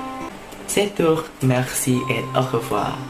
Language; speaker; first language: French; non-native, learner; Malay